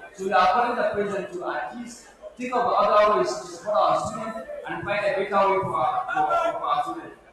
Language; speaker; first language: English; non-native, local second language; Hausa